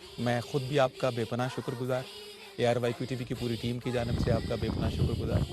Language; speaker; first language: Urdu; non-native, local second language; Punjabi